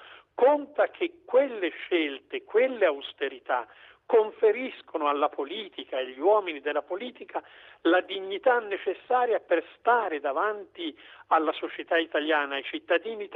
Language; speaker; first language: Italian; native; Italian